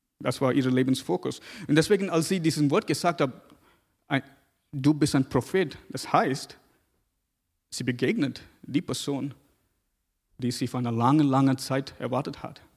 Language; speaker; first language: German; non-native, fluent; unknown